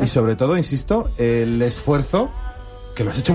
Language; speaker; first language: Spanish; native; Spanish